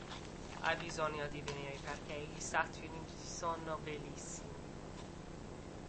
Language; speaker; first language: Italian; non-native, learner; English